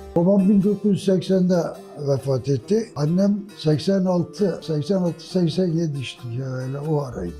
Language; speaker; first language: Turkish; non-native, local second language; Kurdish